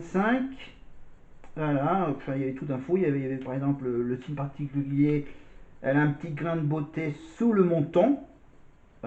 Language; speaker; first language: French; native; French